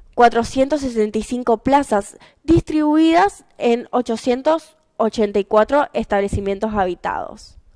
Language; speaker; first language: Spanish; native; Spanish